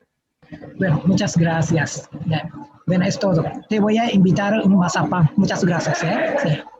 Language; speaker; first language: Spanish; non-native, fluent; Japanese